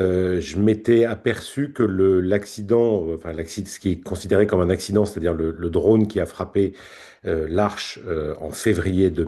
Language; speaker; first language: French; native; French